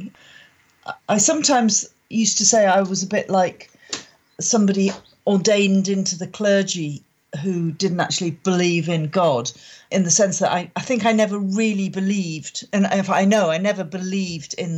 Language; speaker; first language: English; native; English